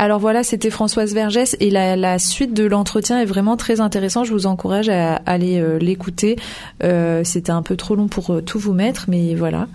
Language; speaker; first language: French; native; French